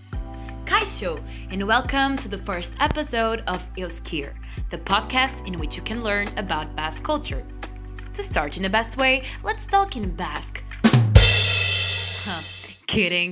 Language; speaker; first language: English; non-native, fluent; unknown